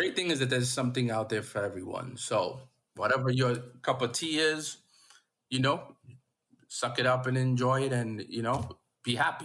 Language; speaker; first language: English; native; English